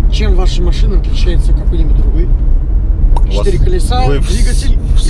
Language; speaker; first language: Russian; native; Russian